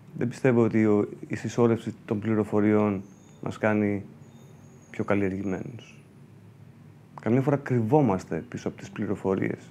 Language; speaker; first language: Greek; early bilingual, heritage; Greek